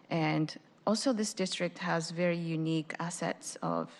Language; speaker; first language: English; non-native, fluent; Japanese